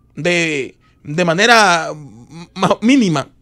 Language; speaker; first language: Spanish; native; Spanish